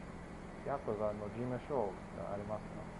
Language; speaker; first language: Japanese; non-native, learner; English